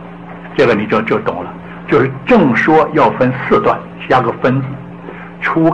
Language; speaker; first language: Chinese; native; Chinese